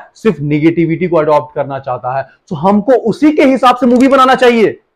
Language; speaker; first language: Hindi; native; Hindi